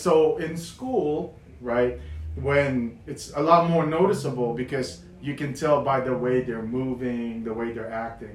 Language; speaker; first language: English; non-native, local second language; Filipino